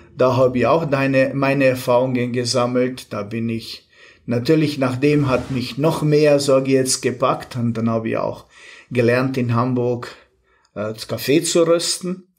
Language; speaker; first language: German; non-native, fluent; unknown